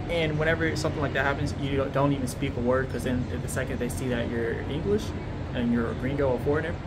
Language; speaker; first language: English; native; English